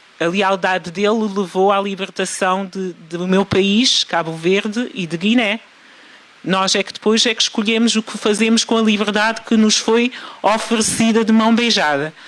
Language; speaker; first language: Portuguese; early bilingual, other home language; Kabuverdianu